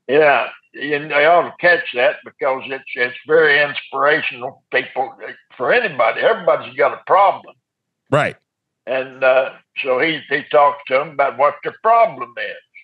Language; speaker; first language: English; native; English